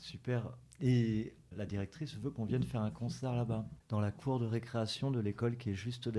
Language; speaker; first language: French; native; French